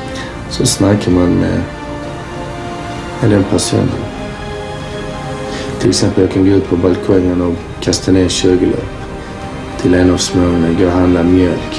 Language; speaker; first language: Swedish; early bilingual, other home language; Bosnian